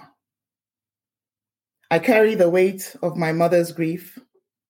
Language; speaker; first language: English; non-native, local second language; Ewe